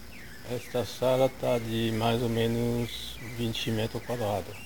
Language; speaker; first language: Portuguese; non-native, fluent; French